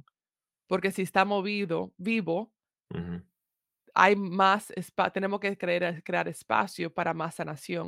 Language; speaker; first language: Spanish; early bilingual, heritage; Spanish